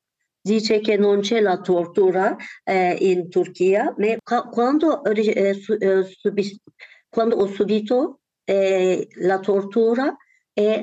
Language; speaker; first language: Italian; non-native, learner; Turkish